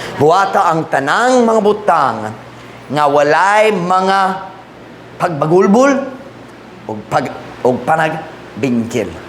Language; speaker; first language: Cebuano; non-native, fluent; English